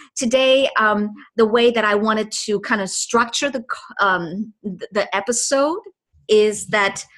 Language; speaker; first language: English; non-native, fluent; Chinese